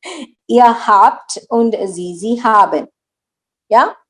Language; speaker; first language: German; non-native, learner; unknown